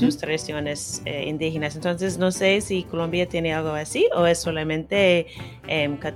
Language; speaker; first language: Spanish; non-native, fluent; English